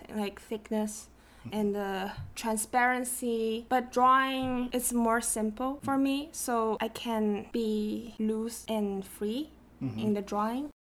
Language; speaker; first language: English; non-native, fluent; Chinese